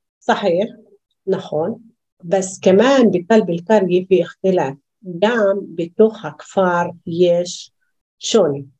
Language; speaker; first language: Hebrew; non-native, local second language; Arabic